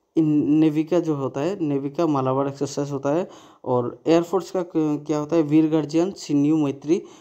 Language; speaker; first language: Hindi; non-native, local second language; Bangla